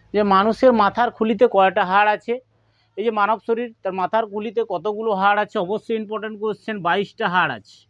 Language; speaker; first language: Bangla; non-native, local second language; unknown